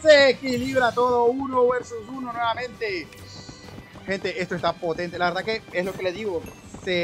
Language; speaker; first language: Spanish; native; Spanish